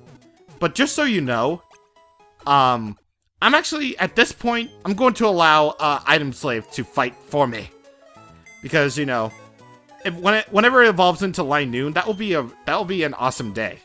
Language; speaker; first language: English; native; English